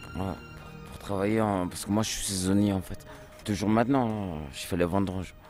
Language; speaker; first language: French; early bilingual, other home language; Portuguese